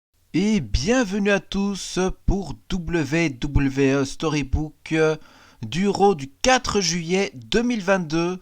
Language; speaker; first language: French; native; French